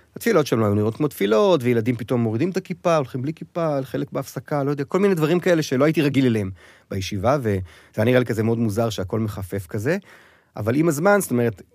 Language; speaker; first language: Hebrew; native; Hebrew